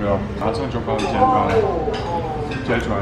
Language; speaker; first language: Korean; non-native, learner; English